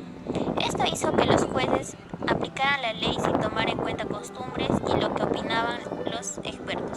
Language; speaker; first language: Spanish; native; Spanish